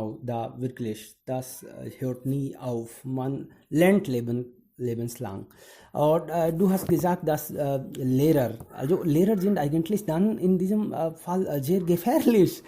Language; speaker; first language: German; non-native, fluent; Hindi